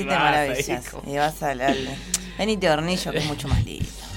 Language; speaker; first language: Spanish; native; Spanish